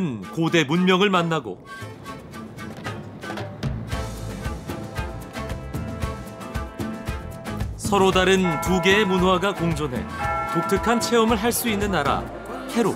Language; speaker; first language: Korean; native; Korean